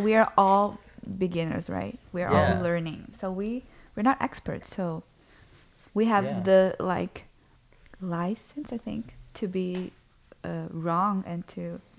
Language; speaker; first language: English; non-native, fluent; Portuguese